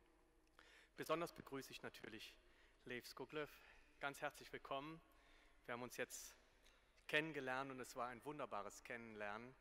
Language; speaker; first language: German; native; German